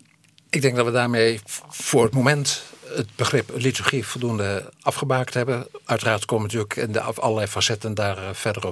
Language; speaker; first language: Dutch; native; Dutch